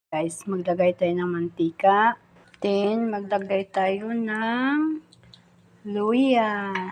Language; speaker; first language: Filipino; non-native, local second language; Cebuano